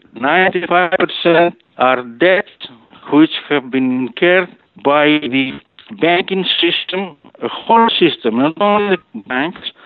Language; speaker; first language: English; non-native, fluent; Greek